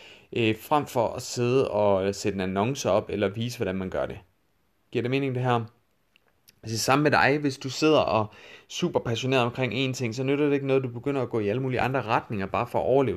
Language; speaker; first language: Danish; native; Danish